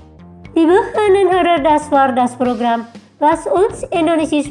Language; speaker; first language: German; non-native, fluent; Indonesian